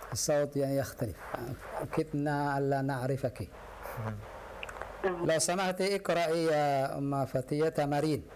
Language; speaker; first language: Arabic; non-native, fluent; Indonesian